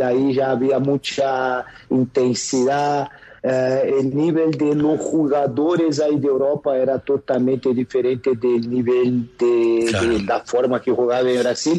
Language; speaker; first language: Spanish; non-native, fluent; Portuguese